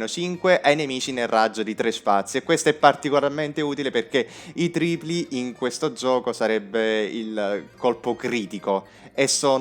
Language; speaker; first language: Italian; native; Italian